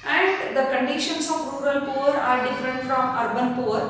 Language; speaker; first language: English; non-native, local second language; Kannada